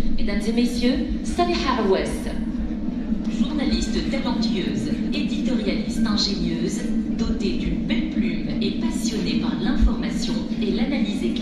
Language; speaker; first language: French; non-native, local second language; Arabic